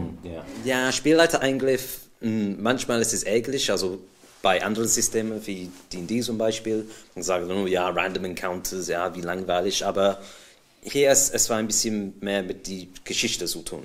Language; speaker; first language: German; non-native, fluent; English